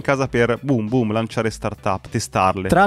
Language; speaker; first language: Italian; native; Italian